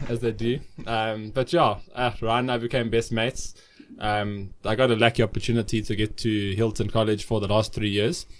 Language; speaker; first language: English; native; English